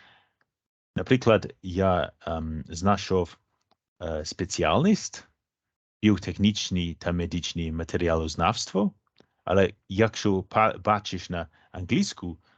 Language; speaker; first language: Ukrainian; non-native, fluent; English